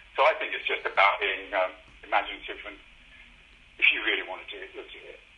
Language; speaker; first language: English; native; English